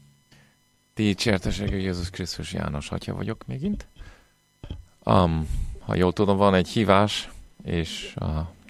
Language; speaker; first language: Hungarian; non-native, fluent; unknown